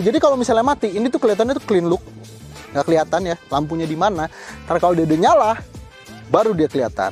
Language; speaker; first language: Indonesian; native; Indonesian